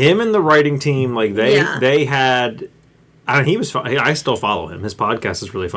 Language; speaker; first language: English; native; English